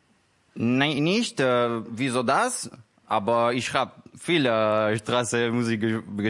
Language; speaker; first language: German; non-native, learner; Spanish